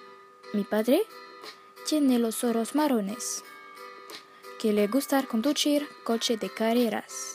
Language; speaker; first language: Spanish; non-native, learner; French